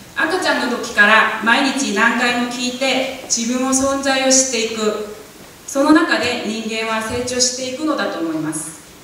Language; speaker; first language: Japanese; non-native, fluent; Korean